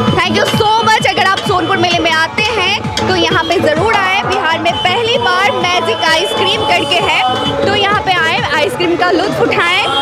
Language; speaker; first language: Hindi; native; Hindi